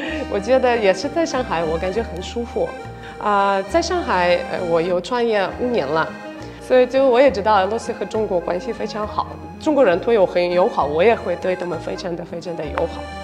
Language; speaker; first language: Chinese; non-native, fluent; Russian